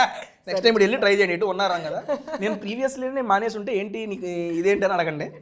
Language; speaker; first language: Telugu; native; Telugu